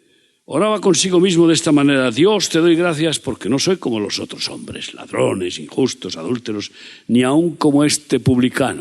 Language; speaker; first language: Spanish; native; Spanish